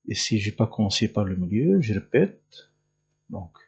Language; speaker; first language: French; non-native, local second language; Arabic